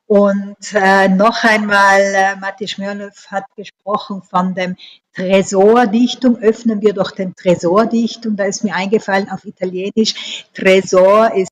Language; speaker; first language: German; native; German